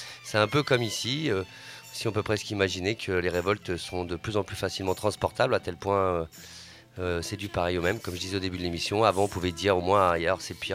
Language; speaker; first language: French; native; French